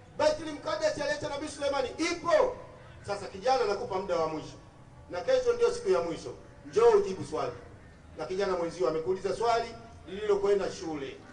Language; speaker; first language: Swahili; native; Swahili